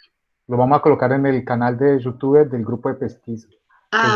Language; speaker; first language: Spanish; non-native, learner; Portuguese